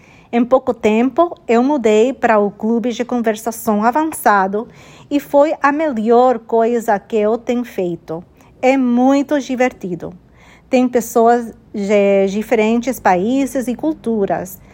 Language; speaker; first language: Portuguese; non-native, fluent; English